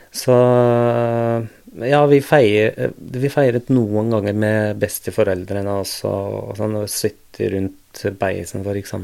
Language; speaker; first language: Norwegian; non-native, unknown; Arabic